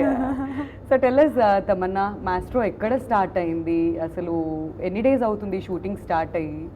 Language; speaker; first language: Telugu; native; Telugu